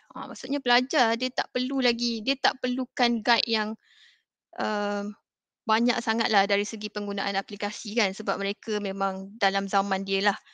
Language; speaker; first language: Malay; native; Malay